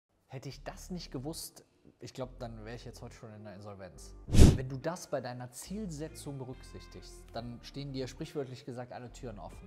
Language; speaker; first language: German; native; German